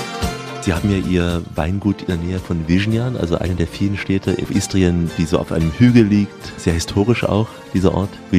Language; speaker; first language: German; native; German